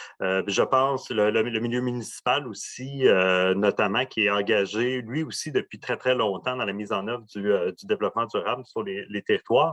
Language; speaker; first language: French; native; French